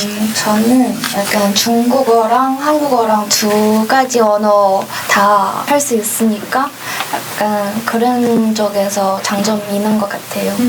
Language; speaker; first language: Korean; non-native, fluent; Chinese